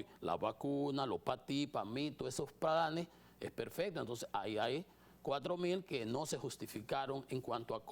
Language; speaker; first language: Spanish; native; Spanish